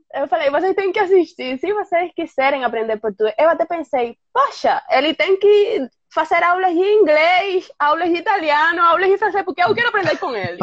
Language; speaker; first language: Portuguese; non-native, fluent; Spanish